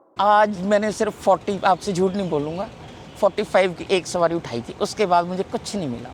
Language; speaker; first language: Hindi; native; Hindi